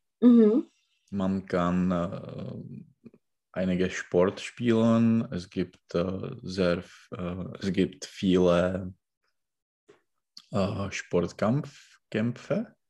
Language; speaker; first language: German; non-native, learner; Czech